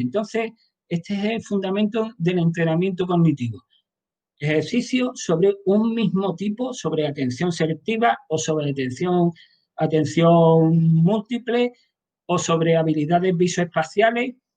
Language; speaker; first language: Spanish; native; Spanish